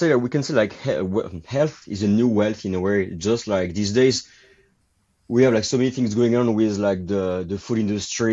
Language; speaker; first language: English; non-native, fluent; French